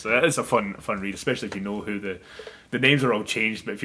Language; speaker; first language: English; native; English